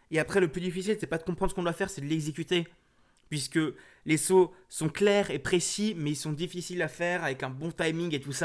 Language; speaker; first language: French; native; French